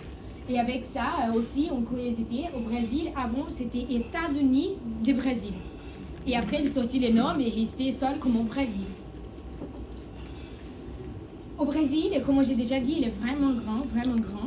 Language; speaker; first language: French; non-native, learner; Portuguese